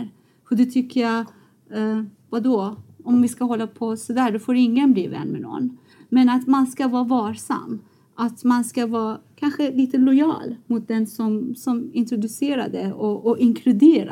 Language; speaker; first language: Swedish; non-native, fluent; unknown